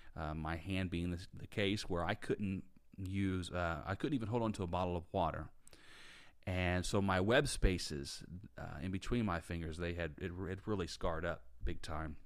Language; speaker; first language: English; native; English